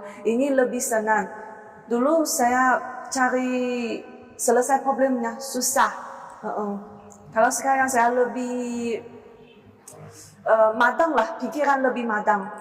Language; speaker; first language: Indonesian; non-native, learner; Chinese